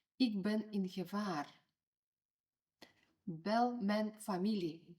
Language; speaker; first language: Dutch; non-native, fluent; Ukrainian